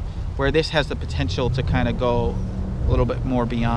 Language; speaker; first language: English; native; English